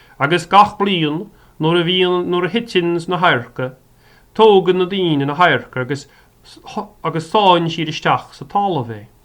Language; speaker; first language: Irish; native; Irish